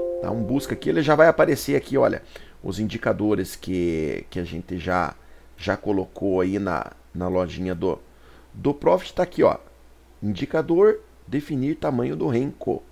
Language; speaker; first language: Portuguese; native; Portuguese